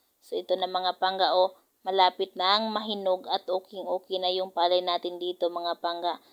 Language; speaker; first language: Filipino; non-native, local second language; Cebuano